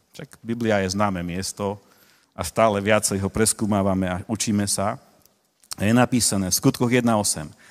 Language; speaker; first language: Slovak; native; Slovak